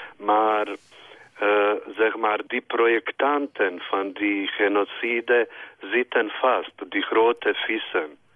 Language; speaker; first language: Dutch; non-native, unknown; Bosnian